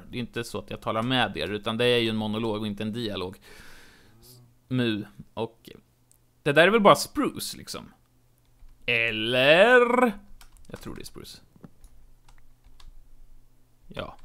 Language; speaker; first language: Swedish; native; Swedish